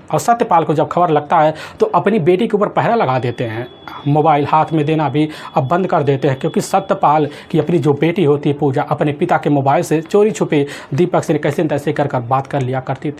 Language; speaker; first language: Hindi; native; Hindi